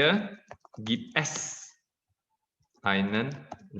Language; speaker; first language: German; non-native, fluent; Indonesian